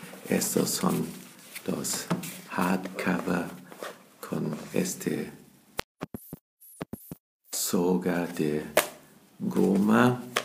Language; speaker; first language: Spanish; non-native, learner; German